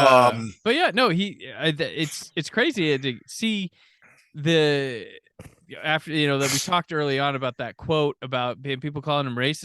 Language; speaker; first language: English; native; English